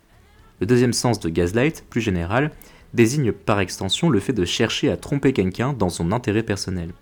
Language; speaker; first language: French; native; French